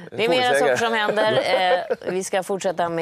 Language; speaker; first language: Swedish; native; Swedish